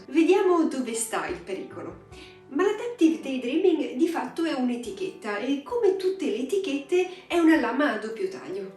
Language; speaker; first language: Italian; native; Italian